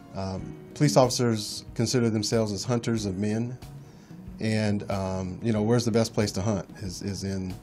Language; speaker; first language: English; native; English